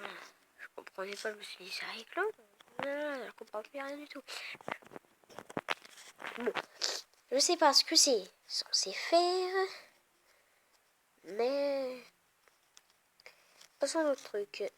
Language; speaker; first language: French; native; French